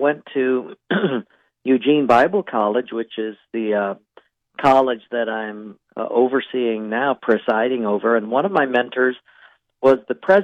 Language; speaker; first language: English; non-native, local second language; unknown